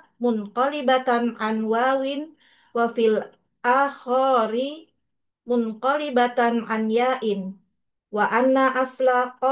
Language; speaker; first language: Arabic; non-native, learner; Indonesian